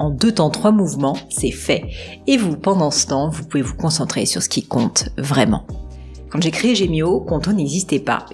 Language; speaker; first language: French; native; French